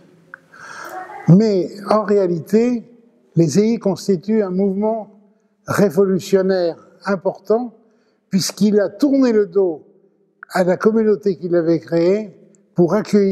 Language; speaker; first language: French; early bilingual, other home language; Ladino